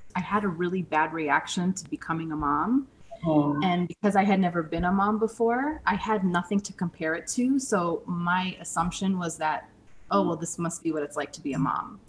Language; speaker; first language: English; native; English